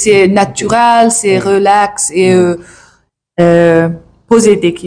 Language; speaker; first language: French; non-native, learner; English